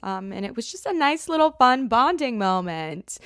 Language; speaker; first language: English; native; English